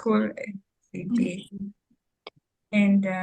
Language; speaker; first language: English; non-native, local second language; Filipino